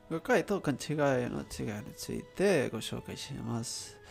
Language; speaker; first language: Japanese; non-native, learner; Spanish